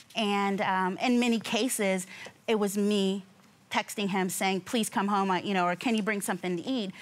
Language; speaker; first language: English; native; English